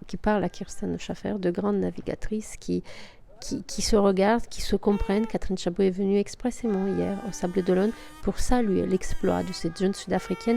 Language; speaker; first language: French; native; French